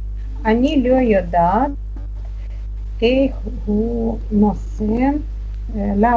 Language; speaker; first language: Hebrew; non-native, learner; Russian